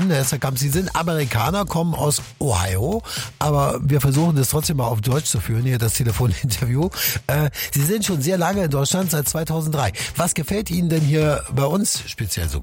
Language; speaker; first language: German; native; German